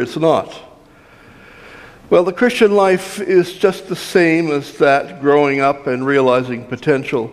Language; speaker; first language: English; native; English